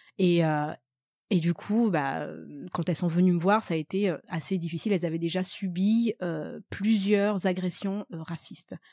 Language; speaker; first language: French; early bilingual, other home language; Malagasy